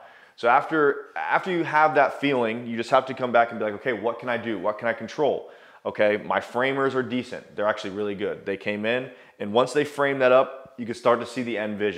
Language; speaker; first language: English; native; English